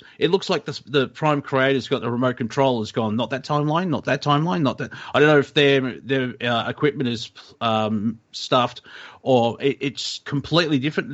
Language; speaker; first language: English; native; English